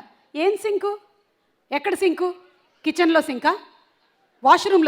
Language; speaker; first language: Telugu; native; Telugu